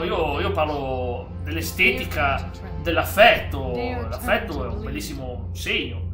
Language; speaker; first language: Italian; native; Italian